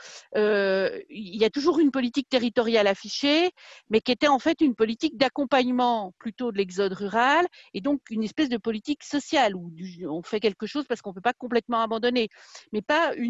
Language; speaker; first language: French; native; French